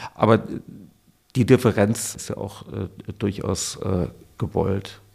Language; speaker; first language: German; native; German